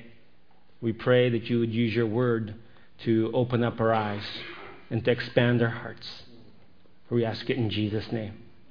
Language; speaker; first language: English; non-native, local second language; Filipino